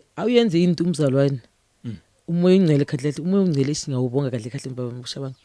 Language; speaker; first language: Zulu; non-native, local second language; Venda